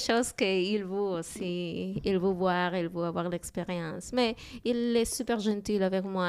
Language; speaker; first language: French; non-native, learner; Spanish